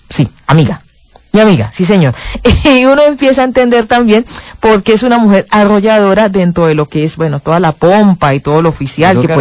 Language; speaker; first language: Spanish; native; Spanish